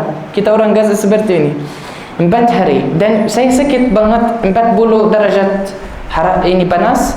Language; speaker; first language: Indonesian; non-native, learner; Arabic